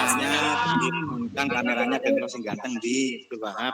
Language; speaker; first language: Indonesian; non-native, local second language; Javanese